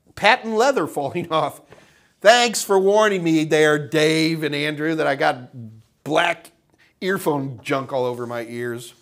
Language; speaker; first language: English; native; English